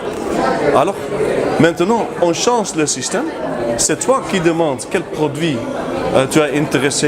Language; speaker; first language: French; non-native, learner; Dutch